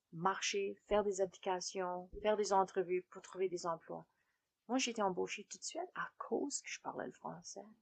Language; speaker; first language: French; native; French